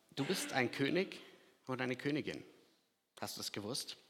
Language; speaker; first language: German; early bilingual, other home language; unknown